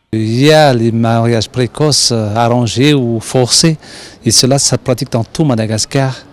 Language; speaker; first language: French; non-native, local second language; Malagasy